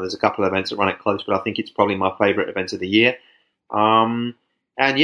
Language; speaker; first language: English; native; English